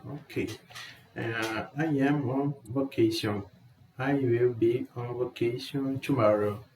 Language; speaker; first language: English; non-native, learner; Portuguese